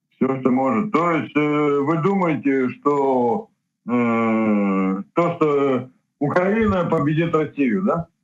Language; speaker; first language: Russian; native; Russian